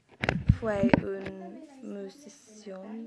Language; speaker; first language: Spanish; non-native, learner; English